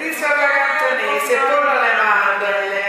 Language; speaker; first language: Italian; native; Italian